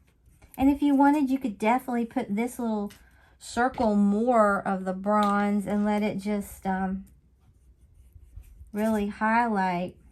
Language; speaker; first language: English; native; English